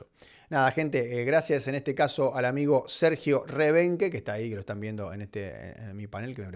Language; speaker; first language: Spanish; native; Spanish